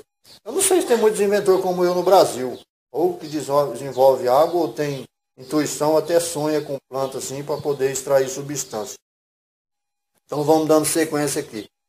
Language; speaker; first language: Portuguese; native; Portuguese